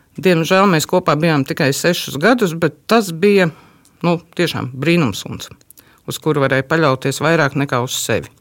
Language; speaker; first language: Latvian; native; Latvian